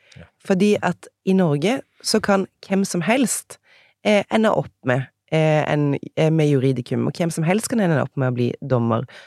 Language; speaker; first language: Norwegian; native; Norwegian